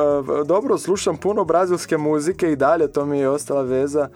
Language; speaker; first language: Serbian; non-native, fluent; Portuguese